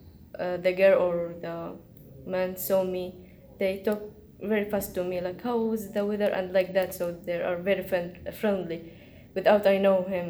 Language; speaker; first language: English; non-native, learner; Arabic